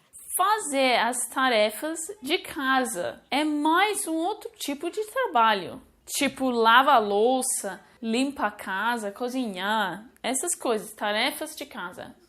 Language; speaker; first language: Portuguese; non-native, fluent; English